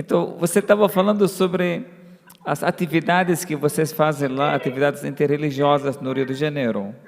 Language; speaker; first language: Portuguese; non-native, fluent; Arabic